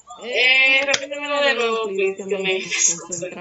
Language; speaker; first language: Spanish; native; Spanish